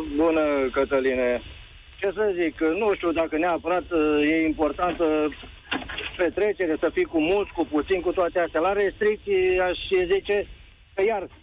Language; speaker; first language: Romanian; native; Romanian